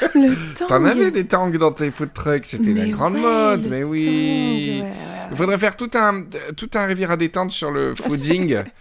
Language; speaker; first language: French; native; French